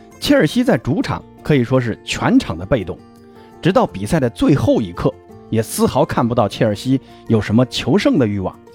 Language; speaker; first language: Chinese; native; Chinese